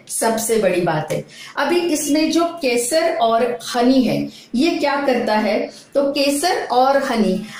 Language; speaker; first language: Hindi; non-native, local second language; Marathi